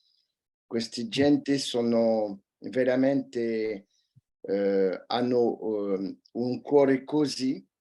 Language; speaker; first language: Italian; early bilingual, heritage; French